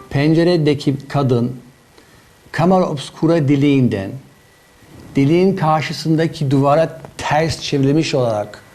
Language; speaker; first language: Turkish; non-native, fluent; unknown